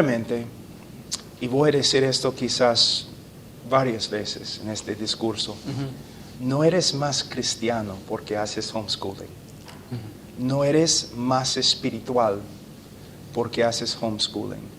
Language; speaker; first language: Spanish; non-native, fluent; English